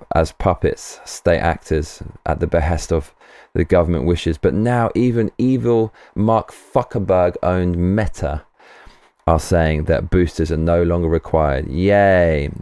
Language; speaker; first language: English; native; English